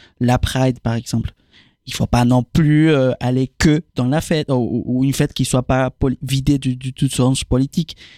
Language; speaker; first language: French; non-native, fluent; Spanish